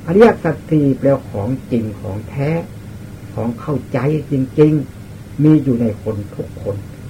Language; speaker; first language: Thai; non-native, local second language; Lao